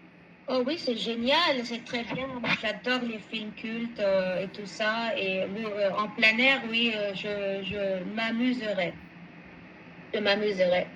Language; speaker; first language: French; non-native, fluent; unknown